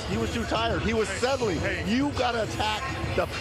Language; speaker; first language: English; native; English